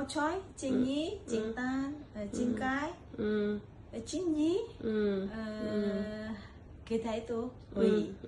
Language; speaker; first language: Cantonese; non-native, learner; Indonesian